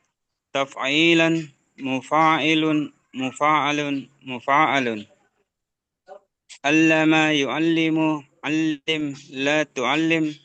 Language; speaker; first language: Arabic; non-native, learner; Indonesian